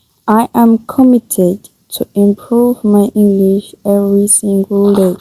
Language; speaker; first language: English; non-native, learner; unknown